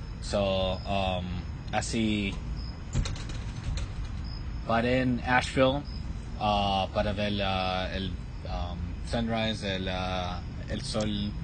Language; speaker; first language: Spanish; non-native, fluent; English